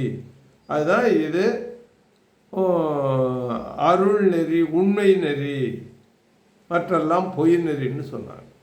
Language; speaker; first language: Tamil; native; Tamil